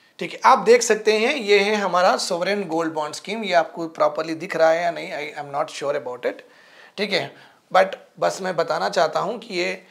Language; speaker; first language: Hindi; non-native, local second language; Urdu